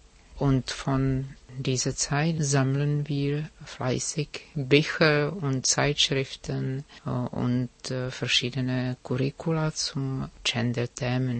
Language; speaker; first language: German; non-native, fluent; Czech